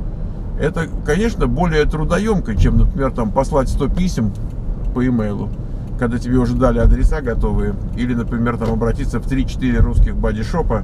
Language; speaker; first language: Russian; native; Russian